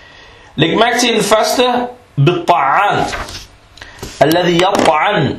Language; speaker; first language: Danish; early bilingual, other home language; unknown